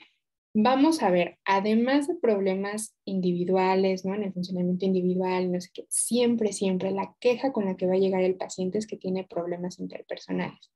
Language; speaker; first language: Spanish; native; Spanish